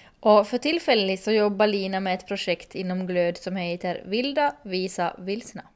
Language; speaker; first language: Swedish; native; Swedish